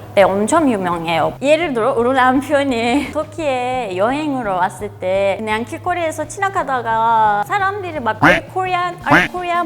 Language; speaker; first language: Korean; non-native, fluent; Turkish